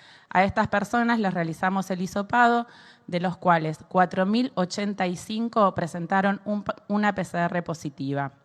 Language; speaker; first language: Spanish; native; Spanish